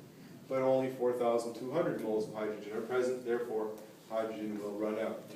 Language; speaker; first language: English; native; English